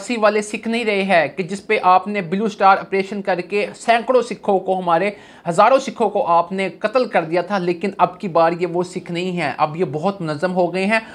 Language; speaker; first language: Urdu; native; Urdu